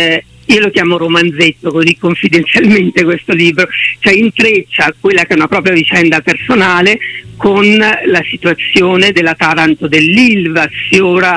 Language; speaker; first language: Italian; native; Italian